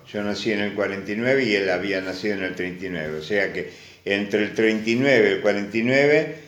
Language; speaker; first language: Spanish; early bilingual, other home language; Greek